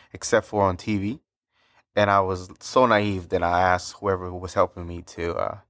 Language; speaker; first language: English; early bilingual, other home language; Spanish